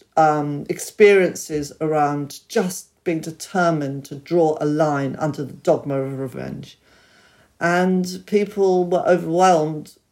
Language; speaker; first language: English; native; English